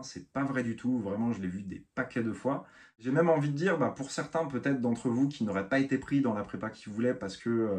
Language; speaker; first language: French; native; French